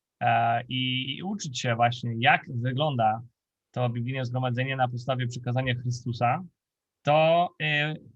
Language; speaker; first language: Polish; non-native, fluent; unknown